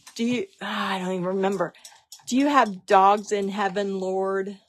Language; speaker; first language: English; native; English